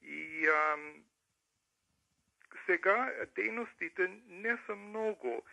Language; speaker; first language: Bulgarian; early bilingual, heritage; English